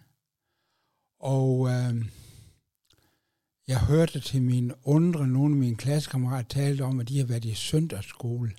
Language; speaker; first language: Danish; native; Danish